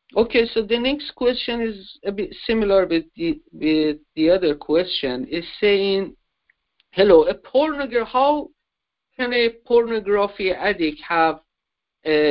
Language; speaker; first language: English; non-native, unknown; Persian